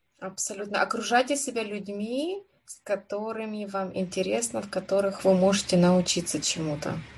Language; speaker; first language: Russian; native; Russian